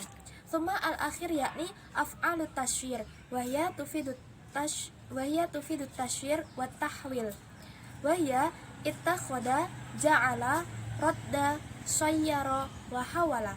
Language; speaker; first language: Arabic; non-native, learner; Indonesian